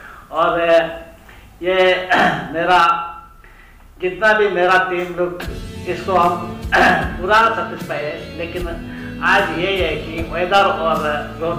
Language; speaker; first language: Hindi; non-native, local second language; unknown